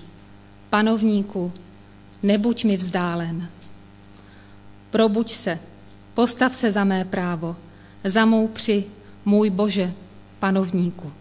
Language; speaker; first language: Czech; native; Czech